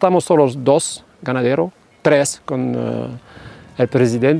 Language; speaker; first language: Spanish; non-native, fluent; French